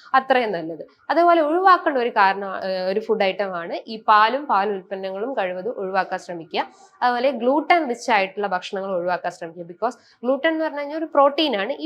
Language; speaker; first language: Malayalam; native; Malayalam